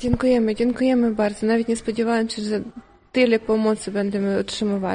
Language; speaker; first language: Polish; non-native, learner; Ukrainian